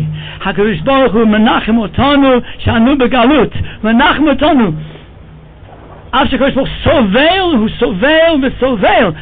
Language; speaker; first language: Hebrew; non-native, fluent; English